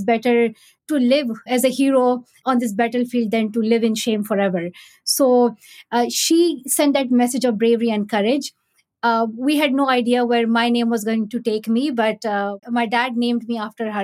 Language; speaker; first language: English; non-native, local second language; Pashto